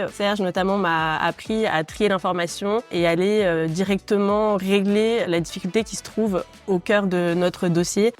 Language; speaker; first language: French; native; French